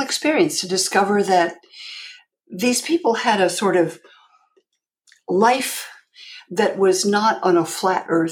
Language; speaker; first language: English; native; English